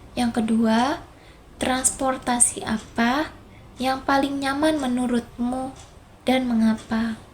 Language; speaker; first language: Indonesian; native; Indonesian